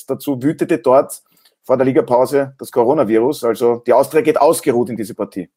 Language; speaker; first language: German; native; German